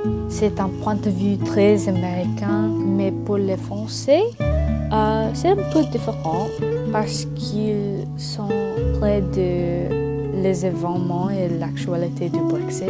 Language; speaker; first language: French; non-native, learner; English